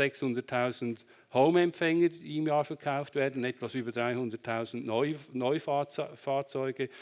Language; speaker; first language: German; native; German